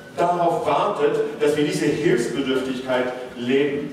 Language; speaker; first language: German; non-native, fluent; Norwegian